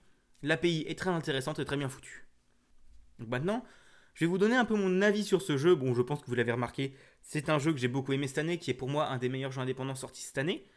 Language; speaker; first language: French; native; French